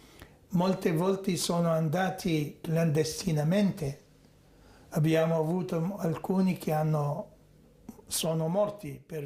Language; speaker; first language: Italian; non-native, fluent; Arabic